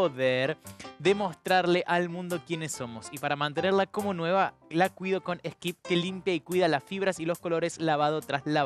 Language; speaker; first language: Spanish; native; Spanish